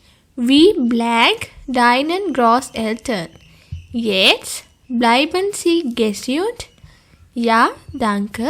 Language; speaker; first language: German; non-native, fluent; Sinhala